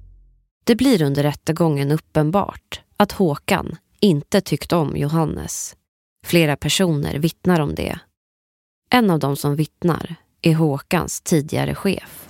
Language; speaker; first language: Swedish; native; Swedish